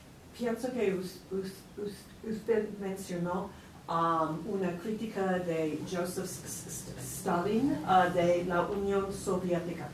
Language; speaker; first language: Spanish; non-native, fluent; English